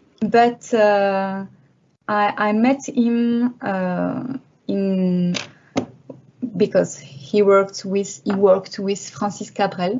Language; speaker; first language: English; non-native, learner; French